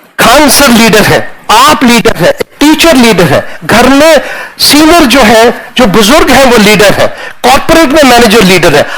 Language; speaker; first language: Hindi; non-native, local second language; Punjabi